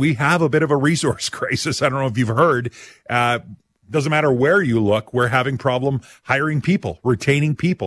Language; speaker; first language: English; native; English